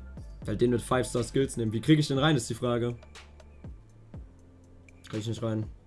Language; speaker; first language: German; native; German